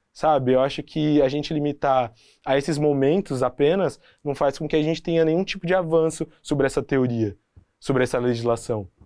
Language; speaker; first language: Portuguese; native; Portuguese